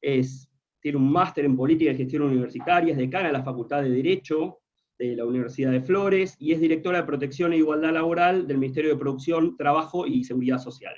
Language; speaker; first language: Spanish; native; Spanish